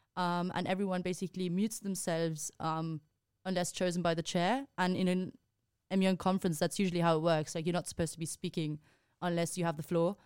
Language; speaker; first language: English; non-native, fluent; Spanish